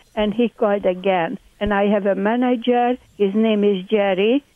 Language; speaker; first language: English; non-native, learner; Hungarian